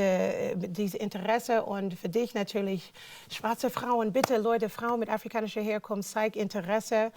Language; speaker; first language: German; non-native, fluent; English